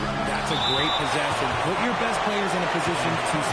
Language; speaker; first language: English; native; English